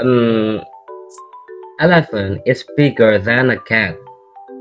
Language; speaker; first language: English; non-native, learner; Indonesian